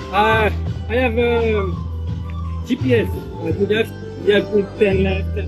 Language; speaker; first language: English; non-native, learner; French